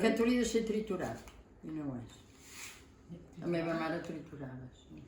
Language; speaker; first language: Catalan; native; Catalan